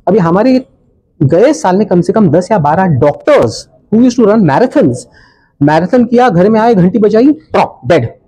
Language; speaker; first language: Hindi; non-native, local second language; Marathi